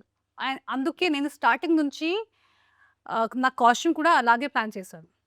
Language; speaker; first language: Telugu; non-native, local second language; Hindi